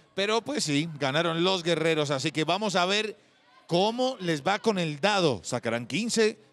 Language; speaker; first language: Spanish; native; Spanish